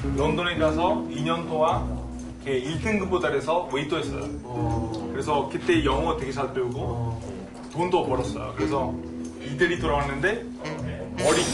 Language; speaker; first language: Korean; non-native, fluent; Italian